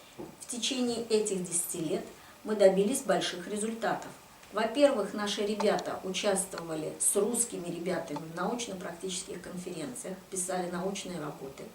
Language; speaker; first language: Russian; native; Russian